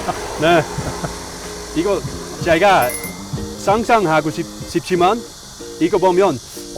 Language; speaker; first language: Korean; non-native, learner; Dutch